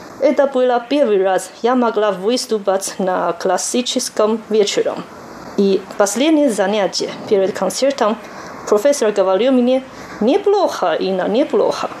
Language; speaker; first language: Russian; non-native, learner; Chinese